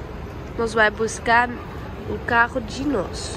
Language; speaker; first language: Portuguese; non-native, learner; Dutch